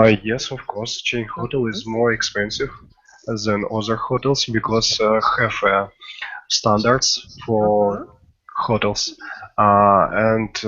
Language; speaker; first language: English; non-native, learner; Russian